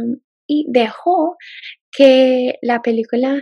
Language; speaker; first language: Spanish; non-native, fluent; English